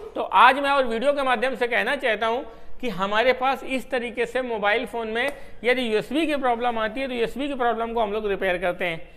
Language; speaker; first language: Hindi; native; Hindi